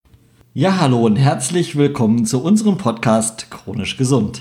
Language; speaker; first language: German; native; German